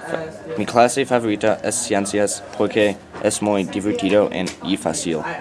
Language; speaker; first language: Spanish; non-native, learner; English